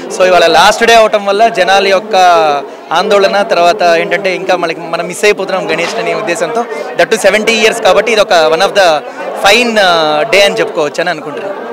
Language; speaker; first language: Telugu; native; Telugu